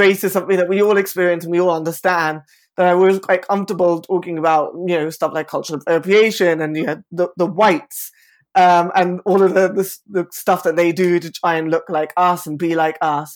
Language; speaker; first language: English; native; English